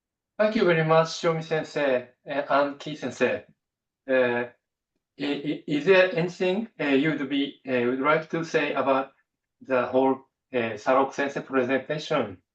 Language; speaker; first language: English; non-native, fluent; Japanese